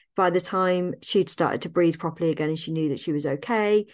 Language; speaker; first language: English; native; English